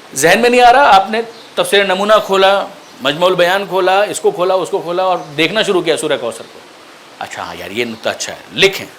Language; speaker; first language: Urdu; non-native, local second language; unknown